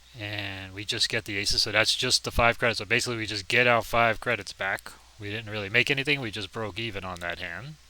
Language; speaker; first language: English; native; English